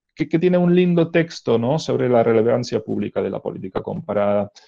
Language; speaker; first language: Spanish; non-native, fluent; Czech